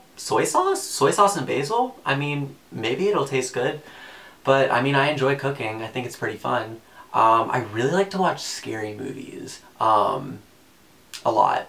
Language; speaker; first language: English; native; English